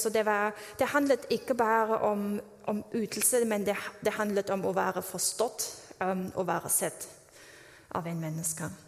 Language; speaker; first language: Norwegian; non-native, fluent; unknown